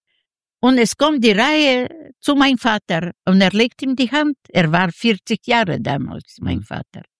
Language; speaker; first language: German; non-native, learner; Russian